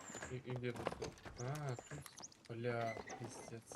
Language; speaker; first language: Russian; native; Russian